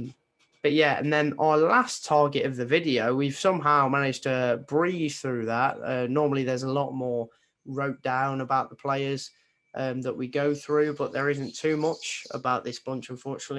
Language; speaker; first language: English; native; English